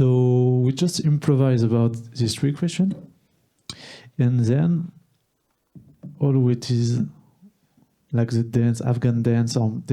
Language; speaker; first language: English; non-native, learner; French